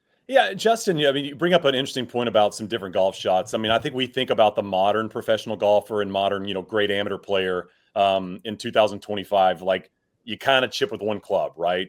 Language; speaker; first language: English; native; English